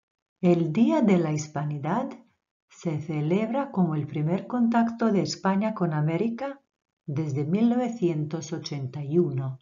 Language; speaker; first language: Spanish; non-native, fluent; Croatian